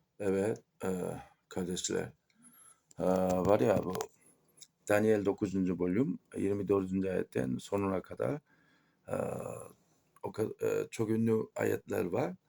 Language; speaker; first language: Turkish; non-native, fluent; Korean